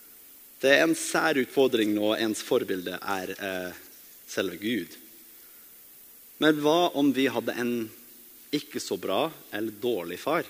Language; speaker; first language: Norwegian; non-native, fluent; English